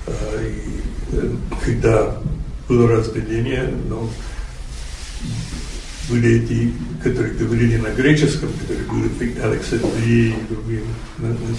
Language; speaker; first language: Russian; non-native, fluent; English